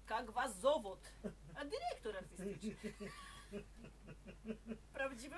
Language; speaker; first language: Polish; native; Polish